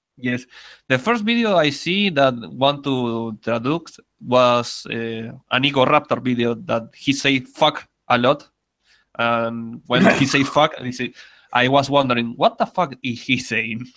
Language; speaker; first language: English; non-native, learner; Spanish